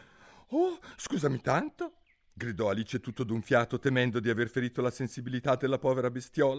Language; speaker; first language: Italian; native; Italian